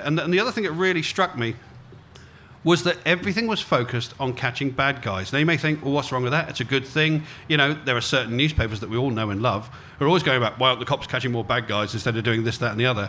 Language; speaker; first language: English; native; English